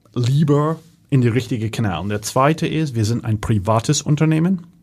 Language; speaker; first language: German; non-native, fluent; English